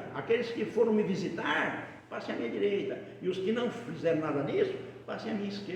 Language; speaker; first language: Portuguese; native; Portuguese